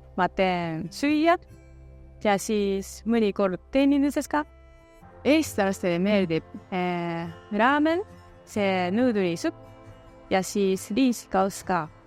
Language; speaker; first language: Estonian; early bilingual, other home language; Japanese